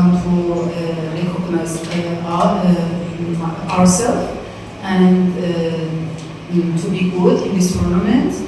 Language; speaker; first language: English; non-native, fluent; Persian